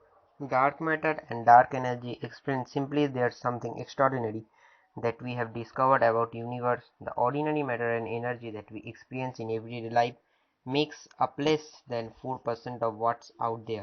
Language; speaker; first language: English; non-native, fluent; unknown